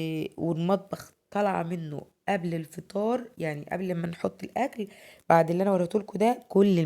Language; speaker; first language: Arabic; native; Arabic